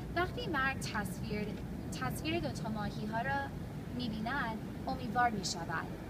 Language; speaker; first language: Persian; early bilingual, heritage; English